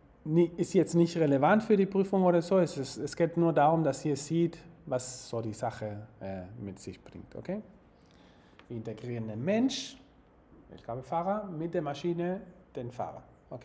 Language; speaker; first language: German; non-native, fluent; Spanish